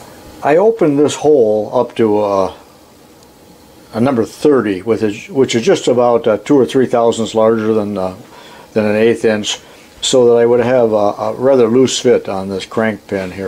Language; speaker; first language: English; native; English